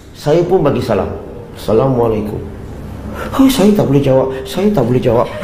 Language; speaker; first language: Malay; non-native, local second language; Chinese